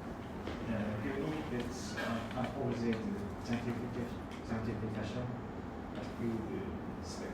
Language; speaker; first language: French; non-native, learner; Khmer